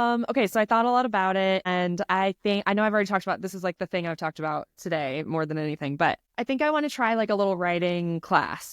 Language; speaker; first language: English; native; English